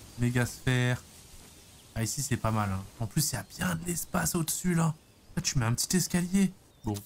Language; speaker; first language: French; native; French